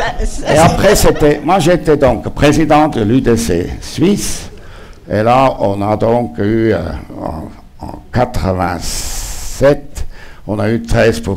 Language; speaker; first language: French; non-native, local second language; German